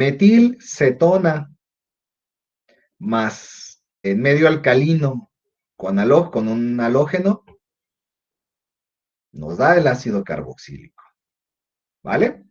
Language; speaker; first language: Spanish; native; Spanish